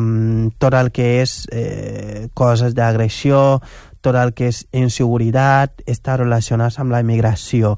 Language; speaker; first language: Catalan; non-native, fluent; Wolof